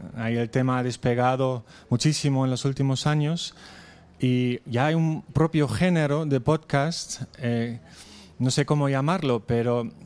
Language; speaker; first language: Spanish; non-native, fluent; German